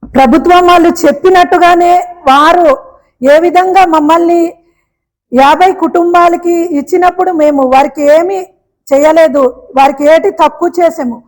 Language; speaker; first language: Telugu; native; Telugu